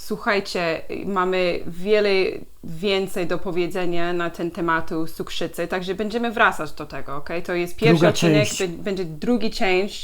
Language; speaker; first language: Polish; non-native, learner; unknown